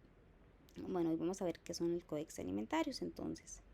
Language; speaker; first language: Spanish; native; Spanish